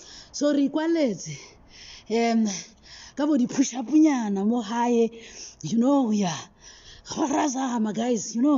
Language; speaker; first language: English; non-native, local second language; Northern Sotho